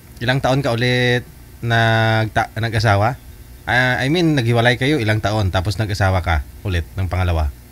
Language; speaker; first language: Filipino; native; Filipino